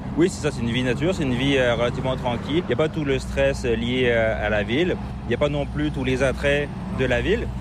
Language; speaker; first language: French; native; French